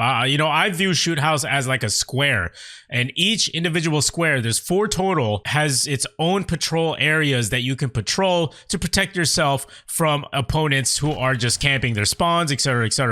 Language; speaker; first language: English; native; English